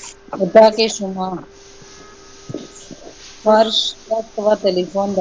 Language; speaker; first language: Persian; non-native, learner; Urdu